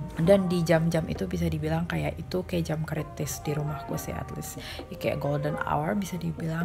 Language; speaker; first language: Indonesian; native; Indonesian